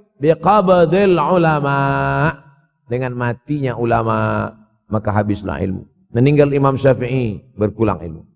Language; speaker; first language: Malay; native; Malay